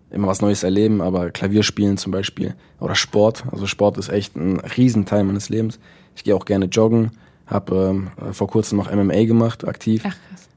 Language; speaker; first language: German; early bilingual, other home language; Dutch